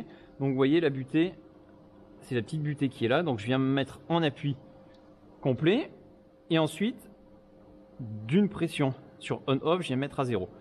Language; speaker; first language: French; native; French